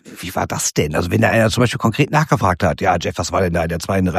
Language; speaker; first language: German; native; German